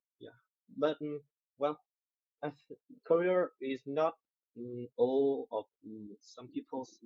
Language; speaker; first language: English; non-native, learner; Vietnamese